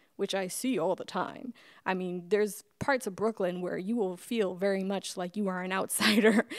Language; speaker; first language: English; native; English